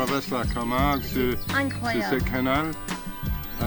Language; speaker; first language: French; non-native, fluent; English